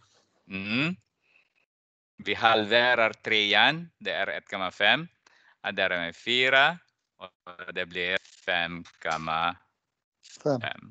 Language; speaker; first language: Swedish; non-native, fluent; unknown